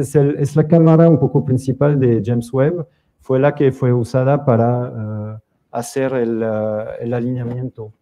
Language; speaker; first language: Spanish; non-native, fluent; French